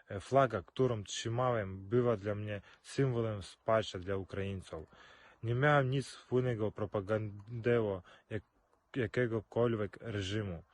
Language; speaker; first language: Polish; non-native, learner; Ukrainian